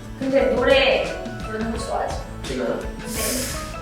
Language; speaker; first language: Korean; non-native, fluent; Filipino